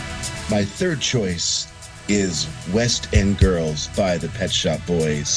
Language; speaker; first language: English; native; English